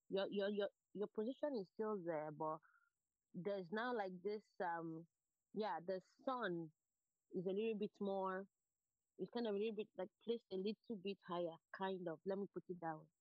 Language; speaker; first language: English; non-native, local second language; Igbo